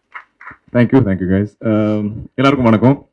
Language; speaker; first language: Tamil; non-native, local second language; Malayalam